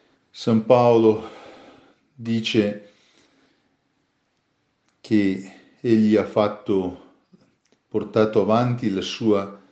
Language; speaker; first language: Italian; native; Italian